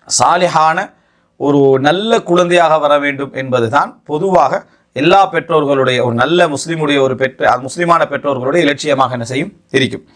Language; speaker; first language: Tamil; native; Tamil